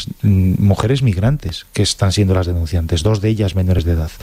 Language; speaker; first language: Spanish; native; Spanish